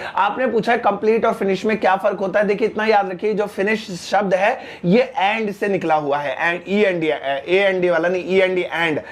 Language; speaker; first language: Hindi; native; Hindi